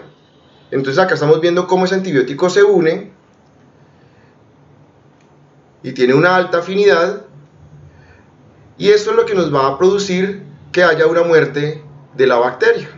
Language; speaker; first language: Spanish; native; Spanish